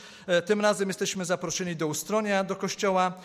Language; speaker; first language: Polish; native; Polish